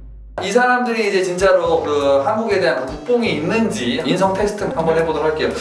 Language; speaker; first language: Korean; native; Korean